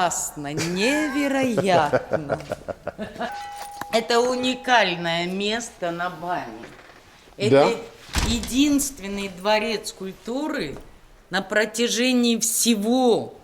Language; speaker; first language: Russian; native; Russian